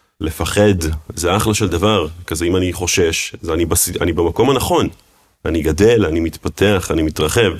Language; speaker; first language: Hebrew; early bilingual, other home language; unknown